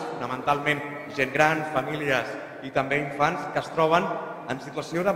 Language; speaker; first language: Catalan; native; Catalan